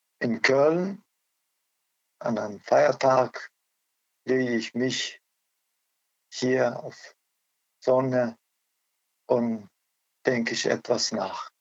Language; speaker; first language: German; non-native, learner; Turkish